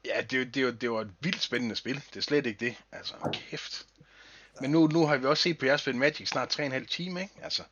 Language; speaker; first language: Danish; native; Danish